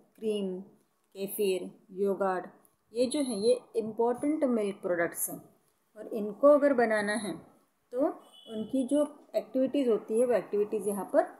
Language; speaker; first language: Hindi; non-native, local second language; Marathi